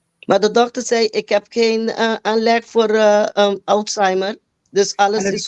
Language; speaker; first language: Dutch; non-native, fluent; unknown